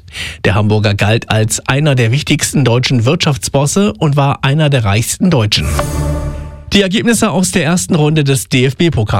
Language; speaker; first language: German; native; German